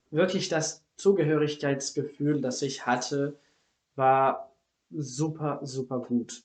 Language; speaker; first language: German; non-native, fluent; Spanish